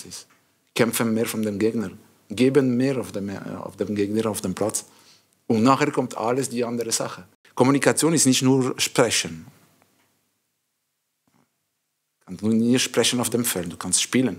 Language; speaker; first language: German; non-native, learner; French